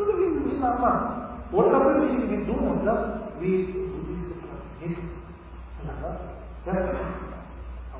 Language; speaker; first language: Russian; non-native, learner; Tibetan